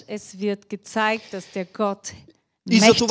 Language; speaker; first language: German; non-native, fluent; Bulgarian